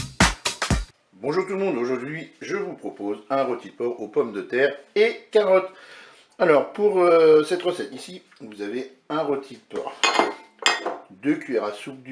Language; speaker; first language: French; native; French